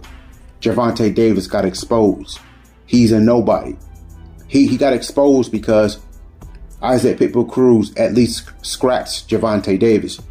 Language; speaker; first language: English; native; English